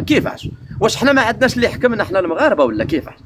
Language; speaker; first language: Arabic; native; Arabic